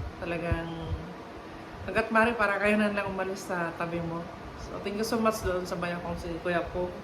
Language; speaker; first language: Filipino; non-native, local second language; Cebuano